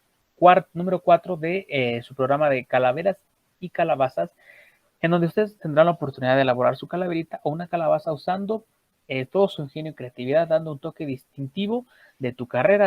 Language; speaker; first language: Spanish; native; Spanish